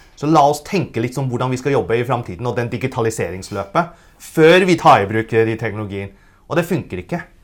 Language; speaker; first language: Norwegian; early bilingual, other home language; Cantonese